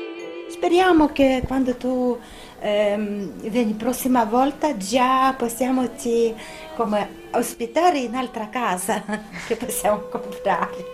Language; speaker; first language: Italian; non-native, learner; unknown